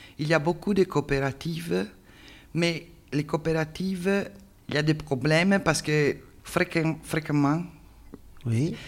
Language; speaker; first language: French; non-native, learner; Italian